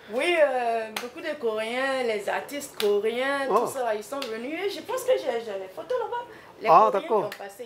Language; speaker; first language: French; non-native, fluent; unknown